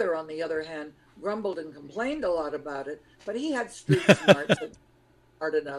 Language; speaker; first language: English; early bilingual, other home language; Lithuanian